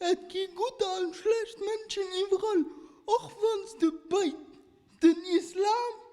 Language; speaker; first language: German; non-native, local second language; Luxembourgish